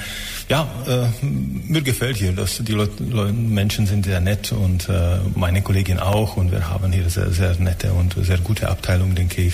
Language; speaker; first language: German; non-native, fluent; Czech